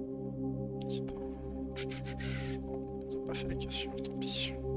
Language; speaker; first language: French; native; French